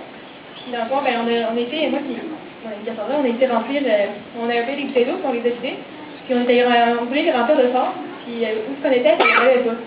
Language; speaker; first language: French; native; French